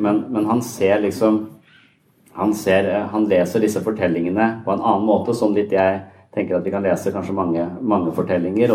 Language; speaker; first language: Norwegian; native; Norwegian